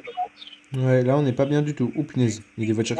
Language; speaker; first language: French; native; French